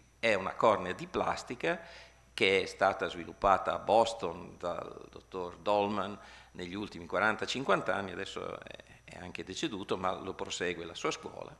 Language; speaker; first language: Italian; native; Italian